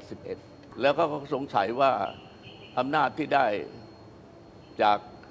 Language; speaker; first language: Thai; native; Thai